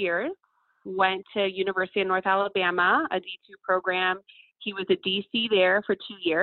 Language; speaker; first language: English; early bilingual, other home language; Spanish